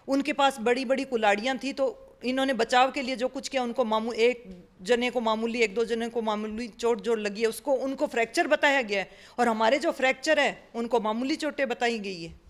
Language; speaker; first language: Hindi; native; Hindi